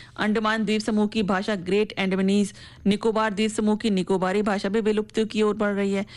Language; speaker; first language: Hindi; native; Hindi